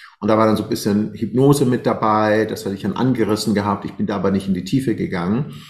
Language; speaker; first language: German; non-native, fluent; Persian